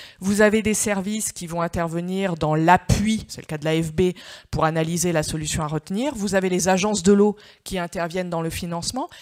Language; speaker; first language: French; native; French